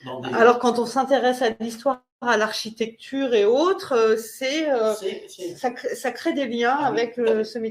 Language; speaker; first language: French; native; French